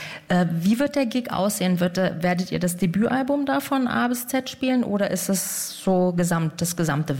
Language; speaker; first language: German; native; German